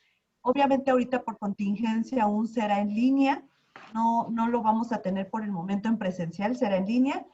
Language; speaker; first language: Spanish; native; Spanish